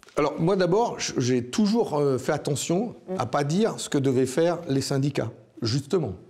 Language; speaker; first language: French; native; French